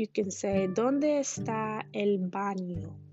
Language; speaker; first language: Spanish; non-native, fluent; English